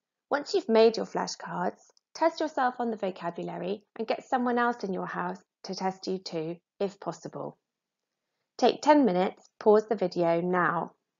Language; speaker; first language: English; native; English